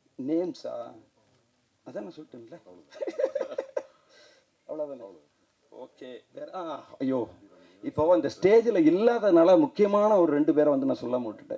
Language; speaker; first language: Tamil; native; Tamil